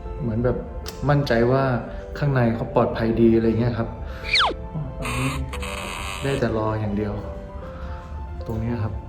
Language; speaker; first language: Thai; native; Thai